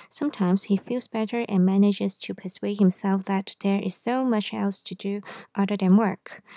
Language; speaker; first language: English; non-native, local second language; Cantonese